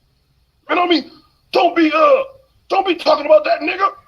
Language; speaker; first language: English; native; English